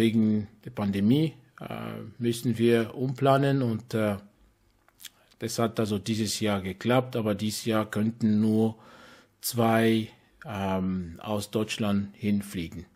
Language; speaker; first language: German; non-native, fluent; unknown